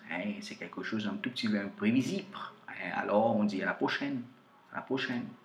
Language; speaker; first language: French; non-native, fluent; Portuguese